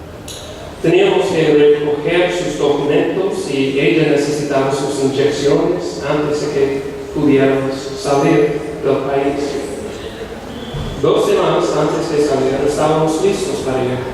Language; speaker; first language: Spanish; non-native, fluent; English